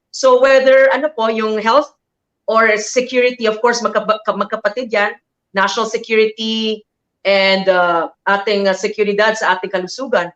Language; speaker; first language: Filipino; non-native, local second language; Maranao